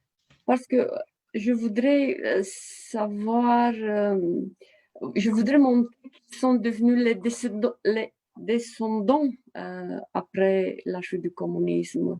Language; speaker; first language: French; non-native, fluent; Romanian